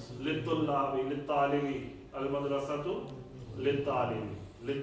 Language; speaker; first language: Arabic; non-native, fluent; Urdu